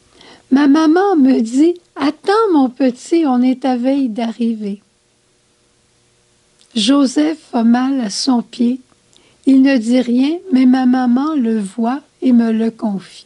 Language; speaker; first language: French; native; French